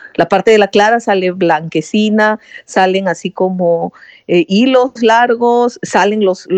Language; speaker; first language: Spanish; native; Spanish